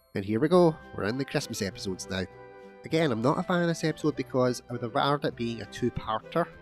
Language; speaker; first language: English; native; English